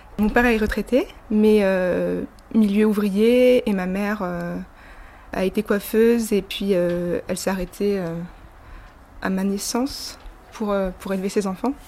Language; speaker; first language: French; native; French